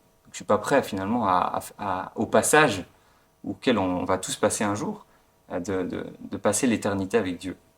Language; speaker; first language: French; native; French